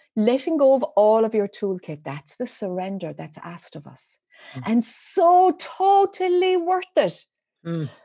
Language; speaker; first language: English; native; English